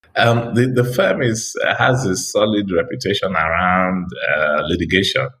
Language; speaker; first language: English; non-native, local second language; Igbo